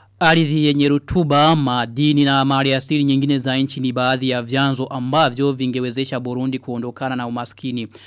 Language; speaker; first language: Swahili; non-native, local second language; Rundi